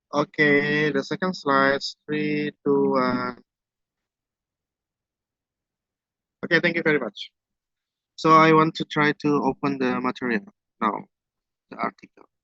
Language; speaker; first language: English; non-native, fluent; Indonesian